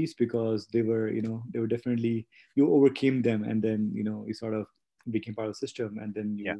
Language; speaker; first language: English; non-native, local second language; Hindi